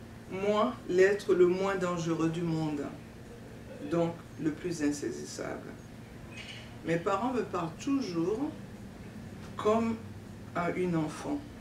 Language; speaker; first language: French; non-native, local second language; Duala